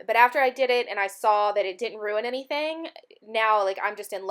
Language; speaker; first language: English; native; English